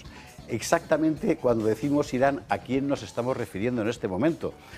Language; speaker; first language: Spanish; native; Spanish